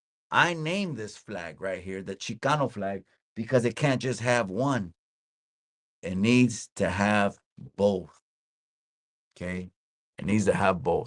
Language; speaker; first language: English; early bilingual, other home language; Spanish